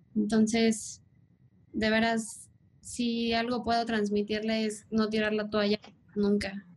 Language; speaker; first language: Spanish; native; Spanish